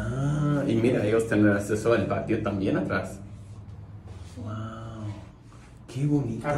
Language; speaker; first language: Spanish; non-native, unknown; English